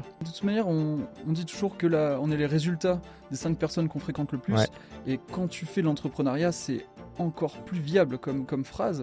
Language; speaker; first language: French; native; French